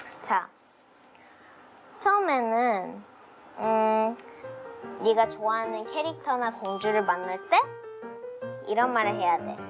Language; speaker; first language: Korean; early bilingual, heritage; English